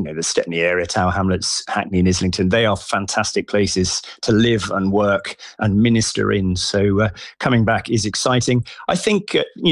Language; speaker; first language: English; native; English